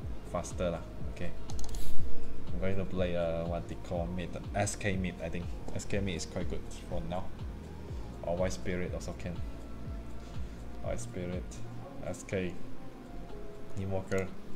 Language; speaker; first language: English; non-native, local second language; Chinese